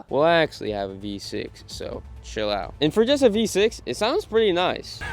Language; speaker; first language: English; native; English